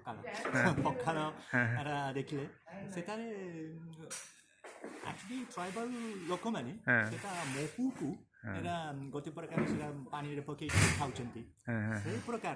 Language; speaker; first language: Odia; non-native, fluent; Japanese